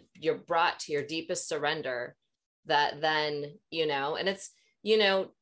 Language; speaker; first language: English; native; English